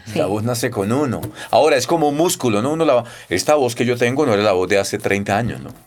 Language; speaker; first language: Spanish; native; Spanish